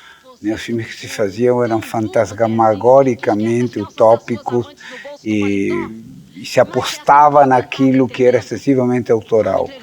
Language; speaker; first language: Portuguese; non-native, fluent; Spanish